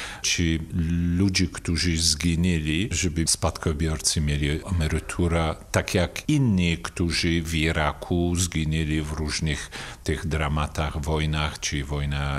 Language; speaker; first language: Polish; non-native, fluent; Kurdish